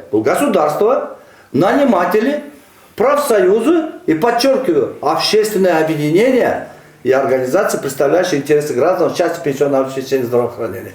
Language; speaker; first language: Russian; non-native, local second language; Kyrgyz